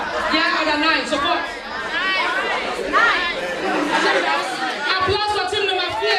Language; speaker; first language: German; non-native, fluent; Igbo